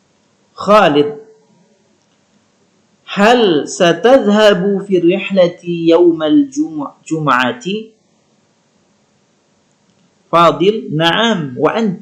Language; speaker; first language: Arabic; non-native, learner; Indonesian